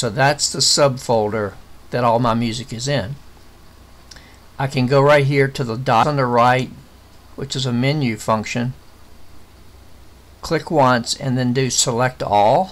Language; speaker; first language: English; native; English